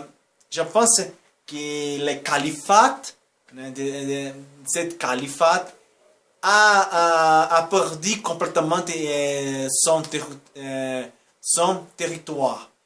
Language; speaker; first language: French; non-native, learner; Portuguese